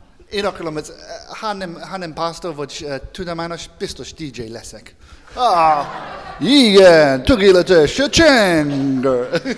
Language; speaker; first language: Hungarian; non-native, learner; English